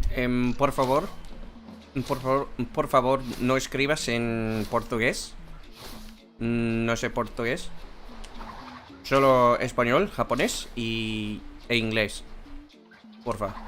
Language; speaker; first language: Spanish; non-native, fluent; English